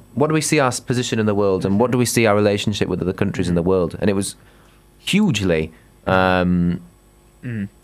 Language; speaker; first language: English; native; English